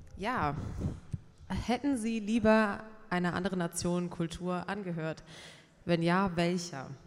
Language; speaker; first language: German; early bilingual, other home language; Persian